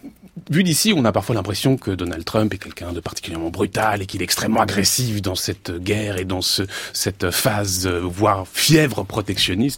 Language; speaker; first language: French; native; French